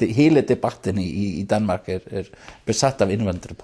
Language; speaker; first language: Danish; non-native, fluent; Icelandic